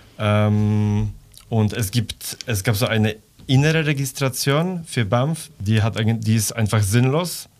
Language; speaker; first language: German; non-native, fluent; Polish